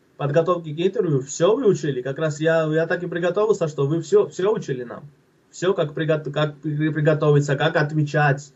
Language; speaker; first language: Russian; non-native, fluent; Georgian